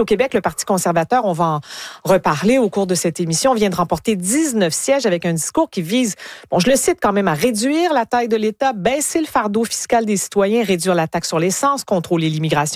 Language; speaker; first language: French; native; French